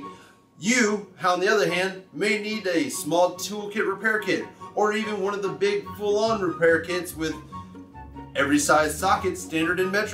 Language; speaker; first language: English; native; English